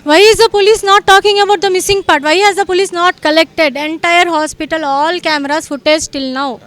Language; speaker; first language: English; non-native, local second language; Telugu